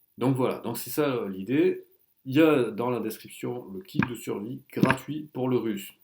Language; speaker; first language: French; native; French